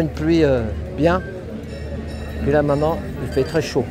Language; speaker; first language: French; native; French